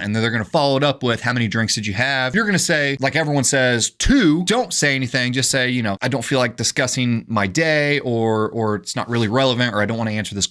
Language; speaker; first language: English; native; English